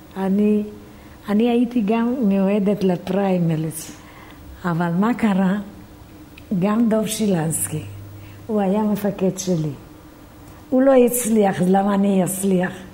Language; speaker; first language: Hebrew; non-native, fluent; Romanian